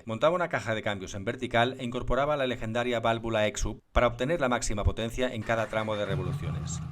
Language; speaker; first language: Spanish; native; Spanish